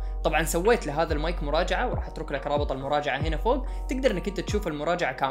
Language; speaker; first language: Arabic; native; Arabic